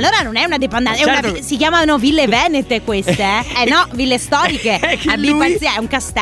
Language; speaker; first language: Italian; native; Italian